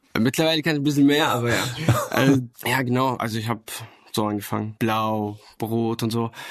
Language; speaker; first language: German; non-native, fluent; Arabic